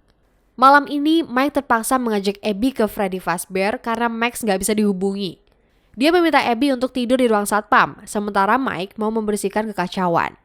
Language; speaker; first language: Indonesian; native; Indonesian